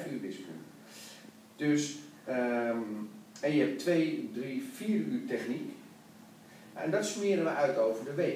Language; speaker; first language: Dutch; native; Dutch